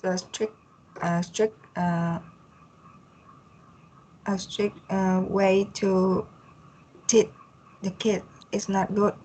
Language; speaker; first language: English; non-native, learner; Vietnamese